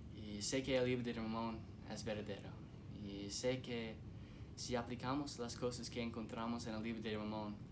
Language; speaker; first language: Spanish; non-native, fluent; English